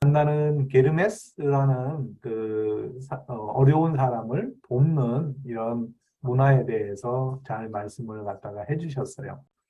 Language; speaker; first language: Korean; native; Korean